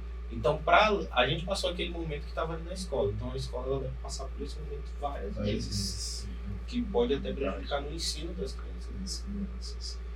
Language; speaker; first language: Portuguese; native; Portuguese